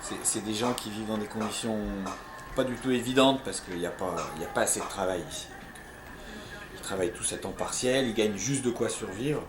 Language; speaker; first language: French; native; French